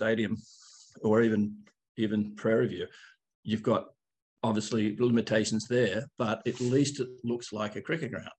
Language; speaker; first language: English; native; English